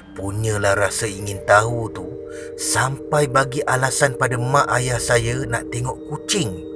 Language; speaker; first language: Malay; native; Malay